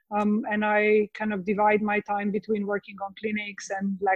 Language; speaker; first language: English; non-native, fluent; Slovenian